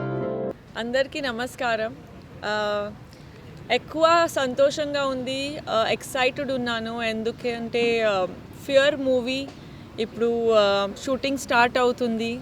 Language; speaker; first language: Telugu; non-native, fluent; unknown